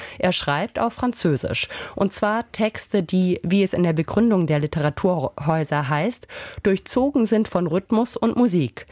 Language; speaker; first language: German; native; German